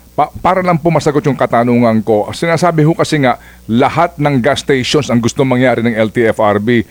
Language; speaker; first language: Filipino; non-native, local second language; Waray